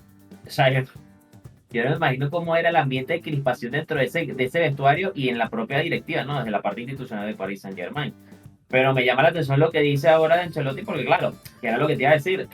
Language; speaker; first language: Spanish; native; Spanish